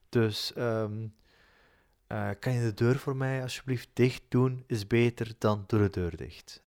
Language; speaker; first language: Dutch; early bilingual, other home language; Turkish